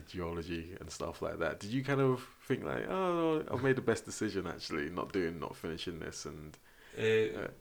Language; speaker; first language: English; native; English